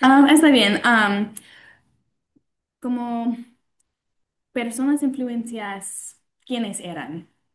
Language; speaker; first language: Spanish; non-native, learner; English